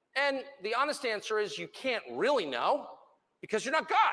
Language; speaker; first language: English; native; English